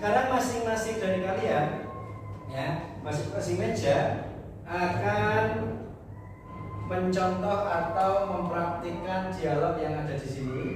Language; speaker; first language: Indonesian; native; Indonesian